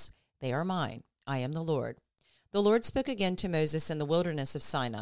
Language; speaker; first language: English; native; English